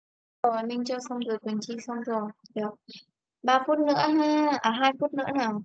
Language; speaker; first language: Vietnamese; native; Vietnamese